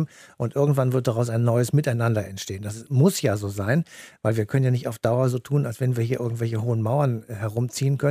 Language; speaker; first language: German; native; German